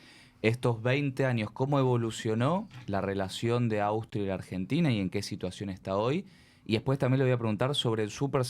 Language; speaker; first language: Spanish; native; Spanish